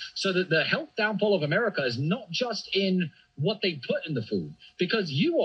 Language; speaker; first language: English; native; English